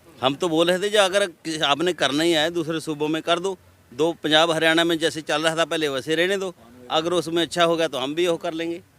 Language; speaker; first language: Hindi; non-native, local second language; Punjabi